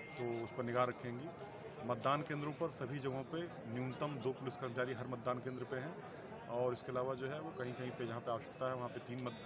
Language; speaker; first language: Hindi; native; Hindi